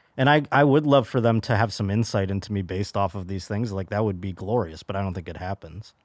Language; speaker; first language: English; native; English